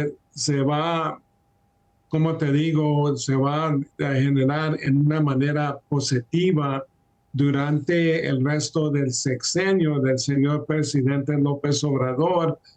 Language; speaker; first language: Spanish; early bilingual, heritage; Spanish